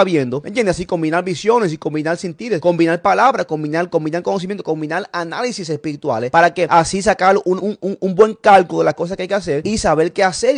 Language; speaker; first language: Spanish; native; Spanish